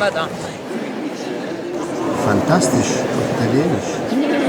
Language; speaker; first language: German; non-native, learner; Italian